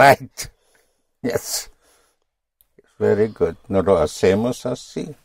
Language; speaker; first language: Spanish; non-native, fluent; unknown